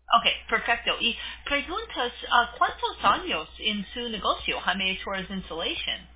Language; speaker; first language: Spanish; non-native, learner; English